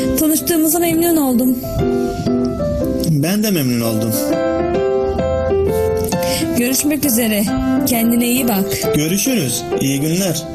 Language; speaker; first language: Turkish; non-native, learner; Arabic